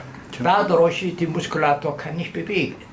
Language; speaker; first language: German; non-native, learner; Korean